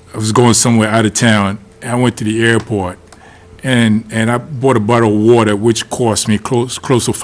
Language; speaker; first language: English; non-native, fluent; Haitian Creole